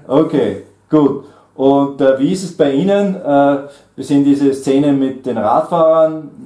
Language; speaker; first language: German; native; German